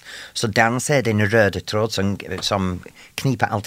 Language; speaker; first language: Swedish; non-native, fluent; English